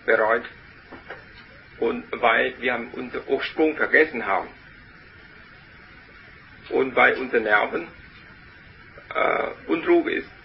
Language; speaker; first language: German; non-native, learner; Vietnamese